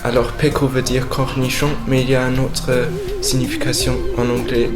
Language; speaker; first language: French; non-native, fluent; English